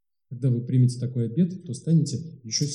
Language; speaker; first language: Russian; native; Russian